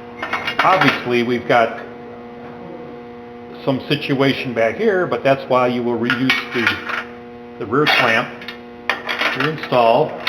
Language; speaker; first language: English; native; English